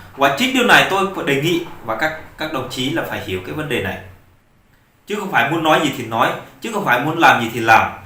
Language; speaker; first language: Vietnamese; non-native, local second language; Jarai